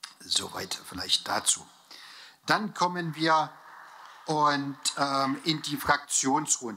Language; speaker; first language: German; native; German